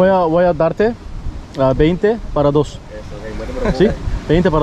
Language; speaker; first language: Spanish; non-native, learner; Turkish